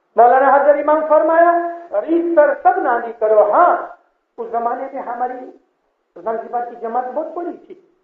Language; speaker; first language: Urdu; non-native, local second language; Gujarati